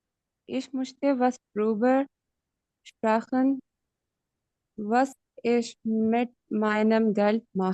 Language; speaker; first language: German; non-native, learner; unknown